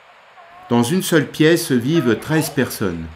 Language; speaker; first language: French; native; French